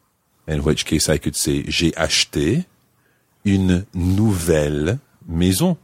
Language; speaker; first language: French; non-native, fluent; English